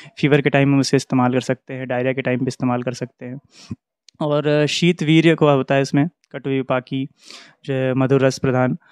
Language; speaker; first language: Hindi; native; Hindi